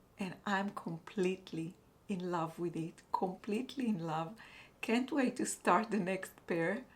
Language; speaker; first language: English; non-native, fluent; Hebrew